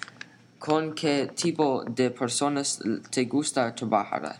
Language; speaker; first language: Spanish; non-native, learner; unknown